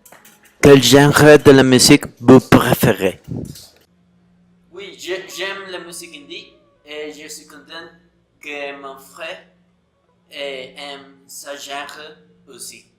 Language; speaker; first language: French; non-native, learner; Spanish